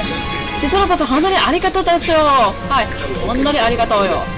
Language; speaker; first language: Japanese; non-native, learner; Cantonese